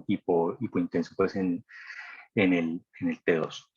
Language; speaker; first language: Spanish; native; Spanish